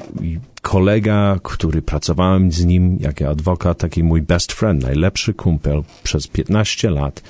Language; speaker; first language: Polish; early bilingual, heritage; Polish